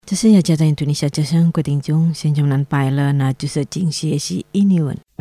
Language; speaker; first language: Chinese; non-native, fluent; Indonesian